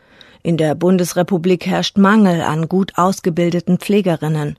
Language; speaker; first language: German; native; German